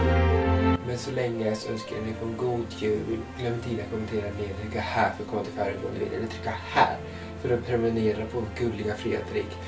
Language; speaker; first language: Swedish; native; Swedish